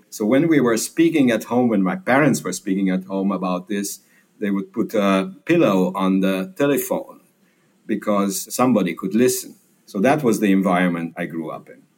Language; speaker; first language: English; non-native, fluent; Hungarian